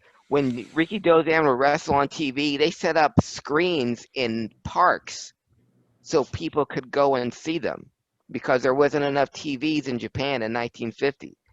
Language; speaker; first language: English; native; English